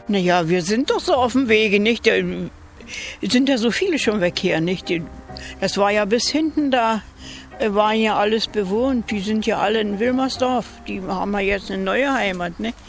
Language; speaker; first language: German; native; German